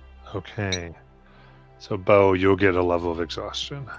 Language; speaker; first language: English; native; English